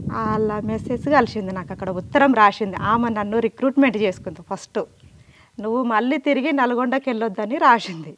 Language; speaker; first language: Telugu; native; Telugu